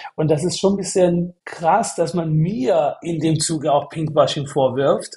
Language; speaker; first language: German; native; German